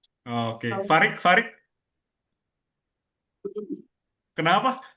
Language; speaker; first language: Indonesian; native; Indonesian